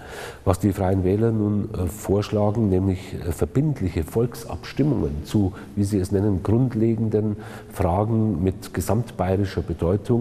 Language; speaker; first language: German; native; German